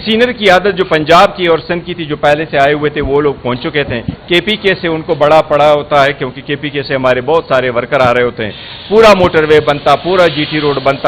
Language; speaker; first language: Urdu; non-native, local second language; Pashto